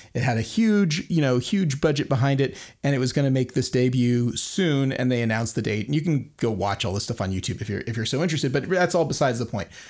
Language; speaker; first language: English; native; English